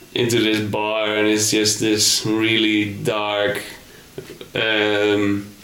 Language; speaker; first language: English; non-native, fluent; Dutch